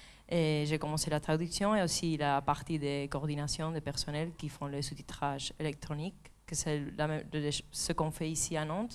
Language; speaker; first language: French; non-native, fluent; Spanish